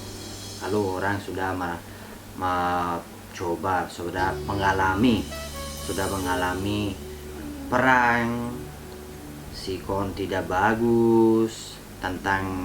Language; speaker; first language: Indonesian; non-native, fluent; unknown